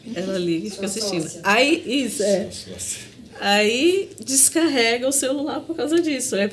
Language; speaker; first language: Portuguese; native; Portuguese